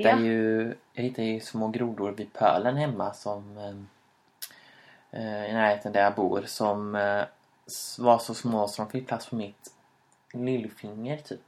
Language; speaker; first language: Swedish; native; Swedish